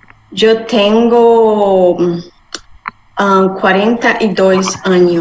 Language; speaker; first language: Spanish; non-native, learner; Portuguese